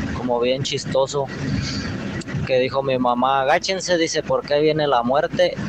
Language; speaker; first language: Spanish; native; Spanish